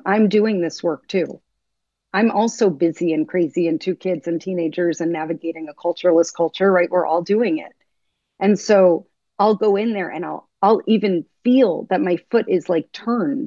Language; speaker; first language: English; native; English